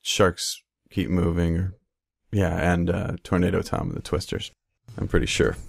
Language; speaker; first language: English; native; English